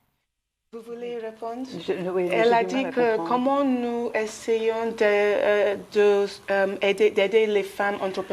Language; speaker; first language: French; non-native, learner; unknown